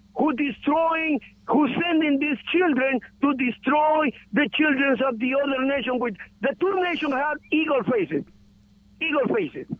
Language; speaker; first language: English; non-native, learner; Spanish